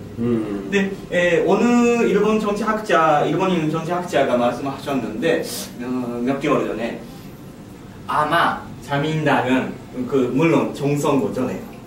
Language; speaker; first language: Korean; non-native, learner; Japanese